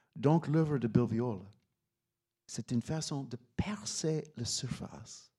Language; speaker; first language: French; non-native, fluent; English